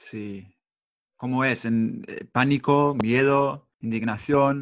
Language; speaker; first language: Spanish; non-native, fluent; English